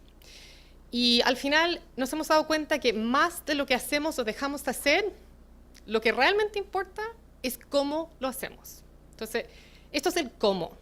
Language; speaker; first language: Spanish; native; Spanish